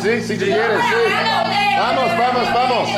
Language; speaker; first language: Spanish; non-native, learner; English